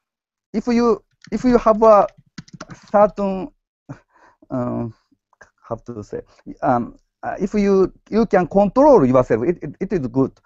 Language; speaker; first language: English; non-native, learner; Japanese